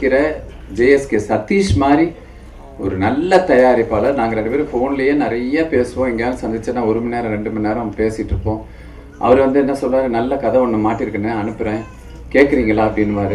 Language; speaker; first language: Tamil; native; Tamil